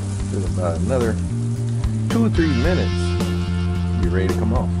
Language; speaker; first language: English; native; English